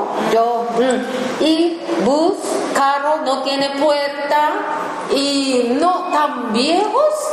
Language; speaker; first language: Spanish; non-native, learner; Japanese